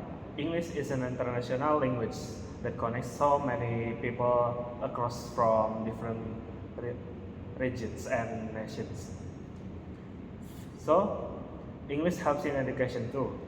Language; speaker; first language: English; non-native, learner; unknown